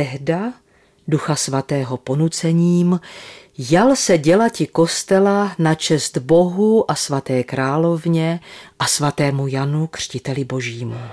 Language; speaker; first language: Czech; native; Czech